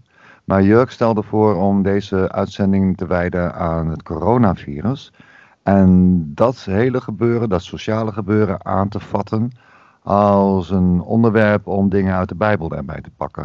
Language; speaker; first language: Dutch; native; Dutch